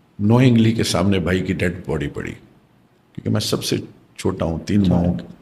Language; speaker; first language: Urdu; non-native, local second language; Pashto